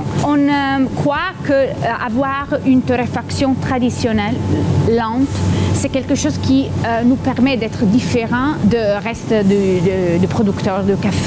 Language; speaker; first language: French; non-native, fluent; Italian